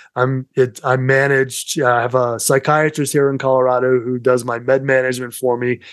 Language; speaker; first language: English; native; English